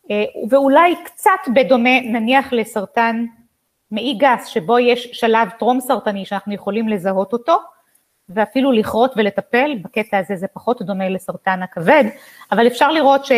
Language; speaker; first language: Hebrew; native; Hebrew